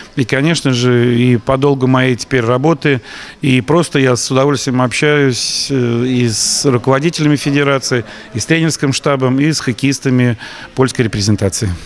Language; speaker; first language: Russian; native; Russian